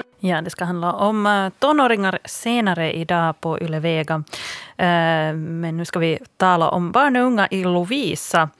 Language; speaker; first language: Swedish; native; Swedish